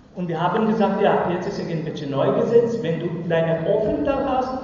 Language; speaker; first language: German; non-native, learner; Romany